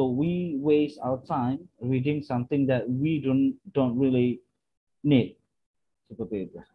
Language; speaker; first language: English; non-native, fluent; Indonesian